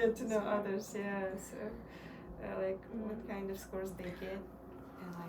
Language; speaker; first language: English; non-native, learner; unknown